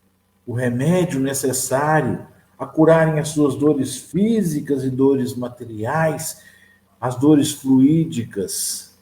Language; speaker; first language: Portuguese; native; Portuguese